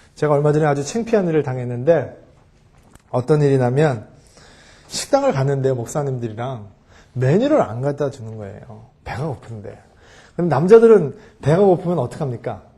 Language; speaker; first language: Korean; early bilingual, heritage; Korean